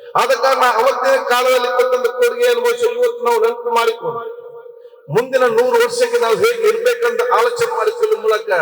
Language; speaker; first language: Kannada; non-native, local second language; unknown